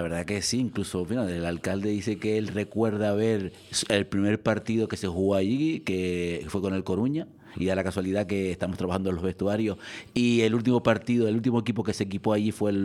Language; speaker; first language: Spanish; native; Spanish